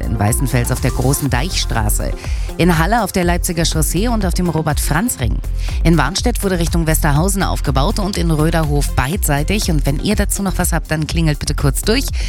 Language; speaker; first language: German; native; German